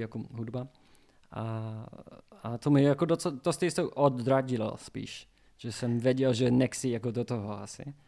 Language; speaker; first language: Czech; non-native, learner; English